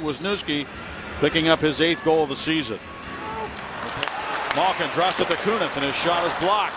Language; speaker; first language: English; native; English